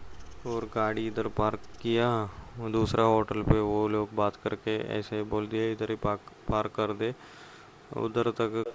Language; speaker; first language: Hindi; non-native, local second language; Malayalam